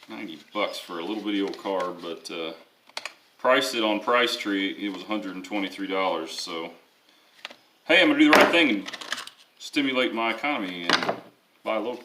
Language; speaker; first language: English; native; English